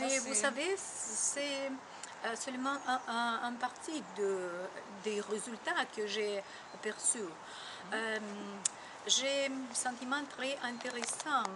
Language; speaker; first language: French; non-native, learner; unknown